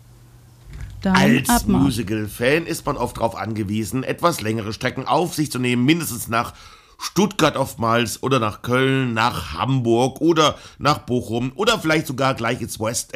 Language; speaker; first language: German; native; German